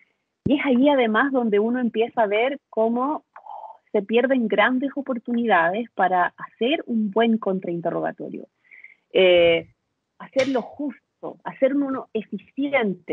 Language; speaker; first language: Spanish; native; Spanish